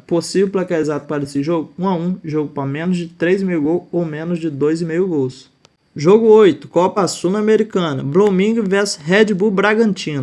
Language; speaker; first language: Portuguese; native; Portuguese